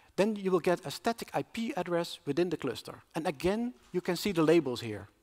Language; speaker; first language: English; non-native, fluent; Dutch